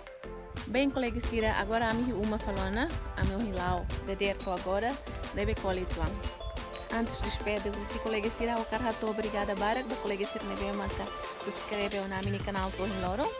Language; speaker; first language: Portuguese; non-native, learner; Tetum